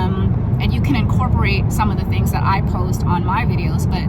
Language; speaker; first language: English; native; English